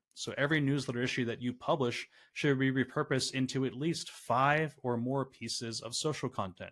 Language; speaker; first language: English; native; English